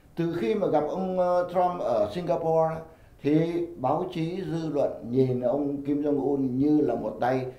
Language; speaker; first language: Vietnamese; native; Vietnamese